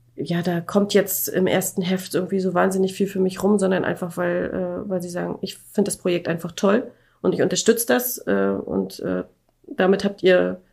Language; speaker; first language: German; native; German